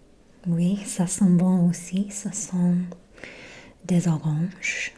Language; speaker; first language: French; non-native, fluent; English